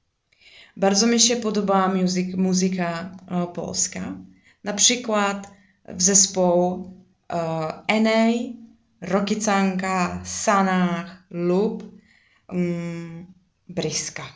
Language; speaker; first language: Polish; non-native, learner; Czech